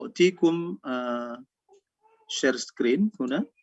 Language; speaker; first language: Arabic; non-native, fluent; Indonesian